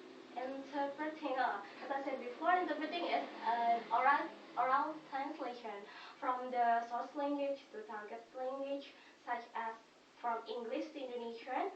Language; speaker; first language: English; non-native, fluent; Indonesian